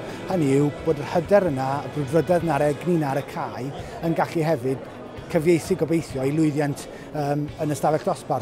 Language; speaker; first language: Welsh; native; Welsh